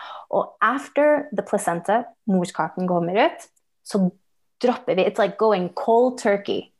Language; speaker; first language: English; early bilingual, other home language; Norwegian